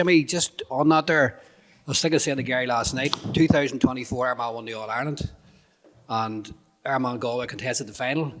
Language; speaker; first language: English; native; English